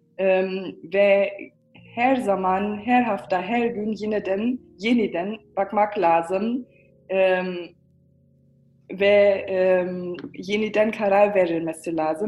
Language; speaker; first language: Turkish; early bilingual, heritage; Turkish